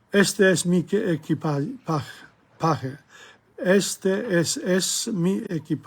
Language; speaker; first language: Spanish; non-native, learner; English